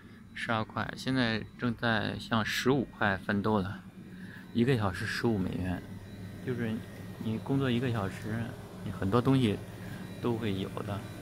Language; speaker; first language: Chinese; native; Chinese